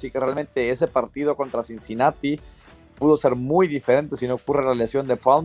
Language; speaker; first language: Spanish; native; Spanish